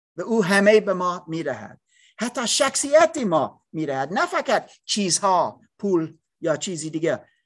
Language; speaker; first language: Persian; non-native, learner; English